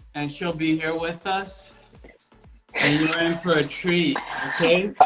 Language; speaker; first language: English; non-native, fluent; Portuguese